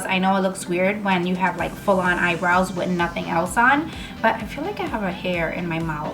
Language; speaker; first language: English; native; English